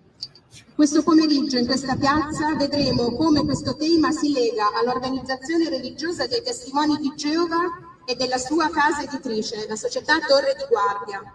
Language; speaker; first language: Italian; native; Italian